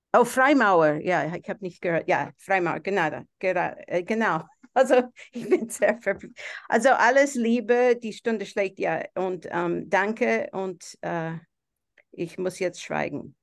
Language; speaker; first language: German; non-native, fluent; English